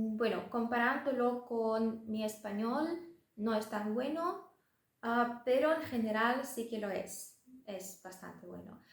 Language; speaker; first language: Spanish; non-native, fluent; Russian